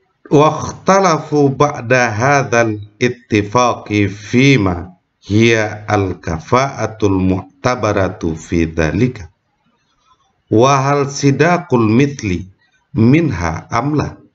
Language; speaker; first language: Arabic; non-native, fluent; Indonesian